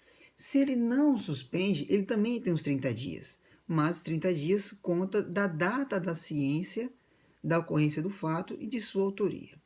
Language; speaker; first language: Portuguese; native; Portuguese